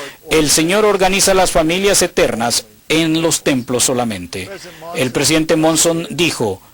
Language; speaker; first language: Spanish; native; Spanish